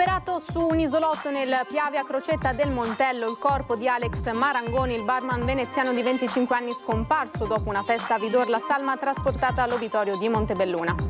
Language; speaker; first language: Italian; native; Italian